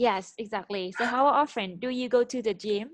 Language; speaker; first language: English; non-native, fluent; Vietnamese